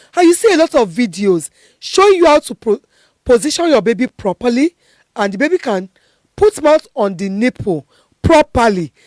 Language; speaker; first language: English; non-native, local second language; Yoruba